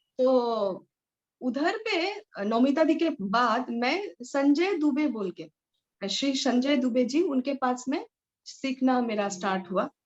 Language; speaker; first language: Hindi; non-native, local second language; Bangla